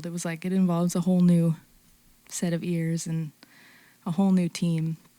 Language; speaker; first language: English; native; English